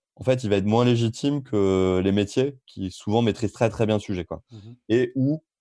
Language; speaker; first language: French; native; French